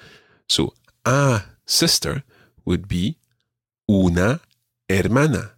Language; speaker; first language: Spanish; non-native, fluent; English